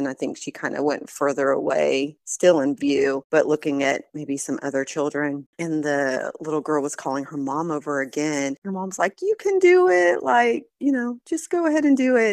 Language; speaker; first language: English; native; English